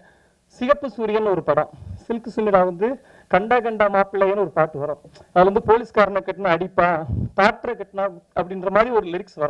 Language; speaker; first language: Tamil; native; Tamil